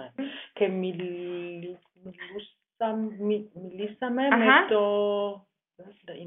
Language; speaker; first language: Greek; non-native, learner; German